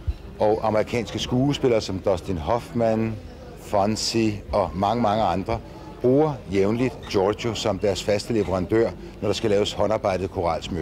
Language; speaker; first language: Danish; native; Danish